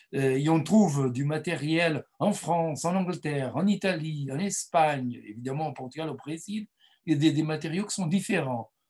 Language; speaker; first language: French; non-native, fluent; Portuguese